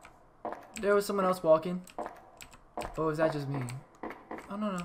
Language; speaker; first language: English; native; English